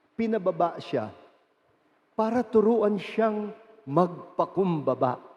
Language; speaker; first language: Filipino; native; Filipino